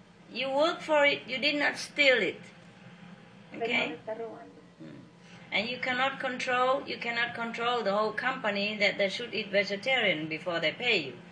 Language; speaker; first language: English; non-native, fluent; Vietnamese